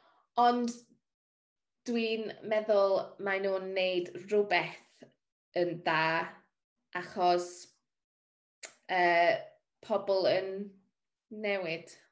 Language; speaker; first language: Welsh; non-native, learner; English